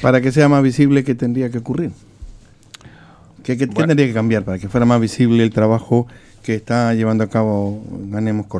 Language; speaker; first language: Spanish; native; Spanish